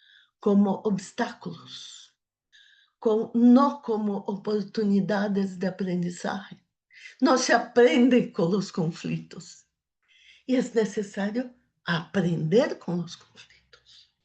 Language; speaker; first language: Spanish; non-native, fluent; Portuguese